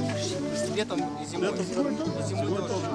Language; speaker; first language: Russian; non-native, local second language; Kyrgyz